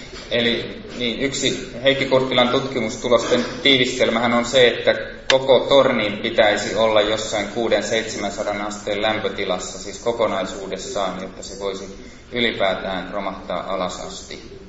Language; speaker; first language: Finnish; native; Finnish